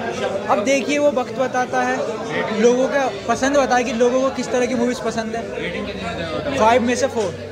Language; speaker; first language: Hindi; native; Hindi